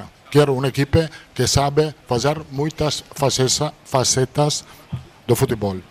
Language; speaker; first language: Spanish; non-native, fluent; Italian